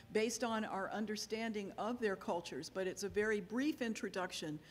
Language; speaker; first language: English; native; English